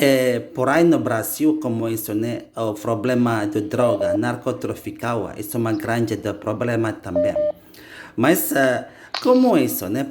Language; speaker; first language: Portuguese; non-native, learner; Indonesian